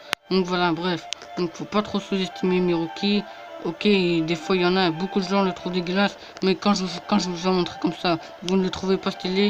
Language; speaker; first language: French; native; French